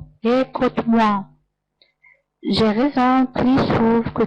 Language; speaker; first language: French; non-native, learner; Arabic